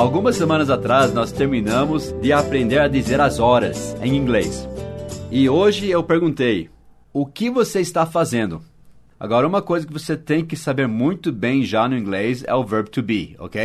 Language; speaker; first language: Portuguese; non-native, fluent; English